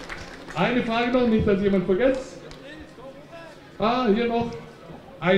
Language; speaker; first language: German; native; German